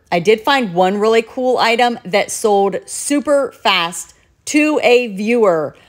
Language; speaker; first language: English; native; English